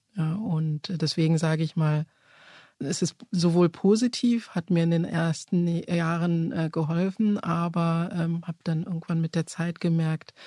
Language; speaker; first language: German; early bilingual, other home language; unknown